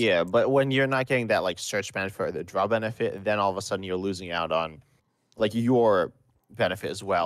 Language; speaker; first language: English; native; English